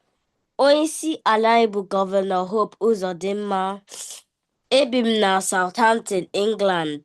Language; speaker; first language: Igbo; early bilingual, heritage; English